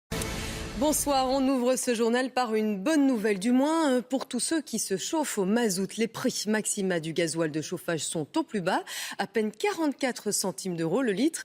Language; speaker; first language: French; native; French